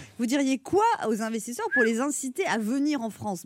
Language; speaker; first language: French; native; French